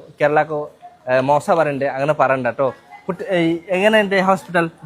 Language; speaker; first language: Malayalam; non-native, local second language; Hindi